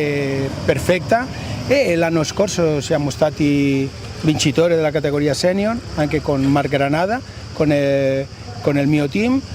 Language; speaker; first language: Italian; non-native, learner; Spanish